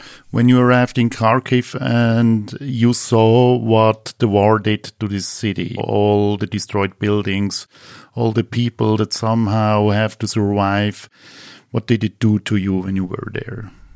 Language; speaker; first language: English; non-native, fluent; German